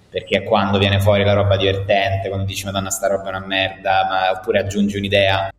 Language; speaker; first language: Italian; native; Italian